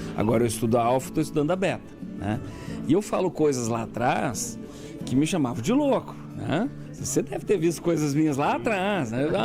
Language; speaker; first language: Portuguese; native; Portuguese